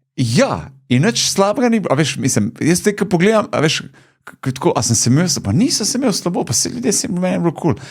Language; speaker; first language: Slovenian; early bilingual, other home language; Bosnian